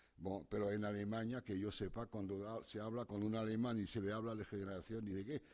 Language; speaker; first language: Spanish; non-native, fluent; French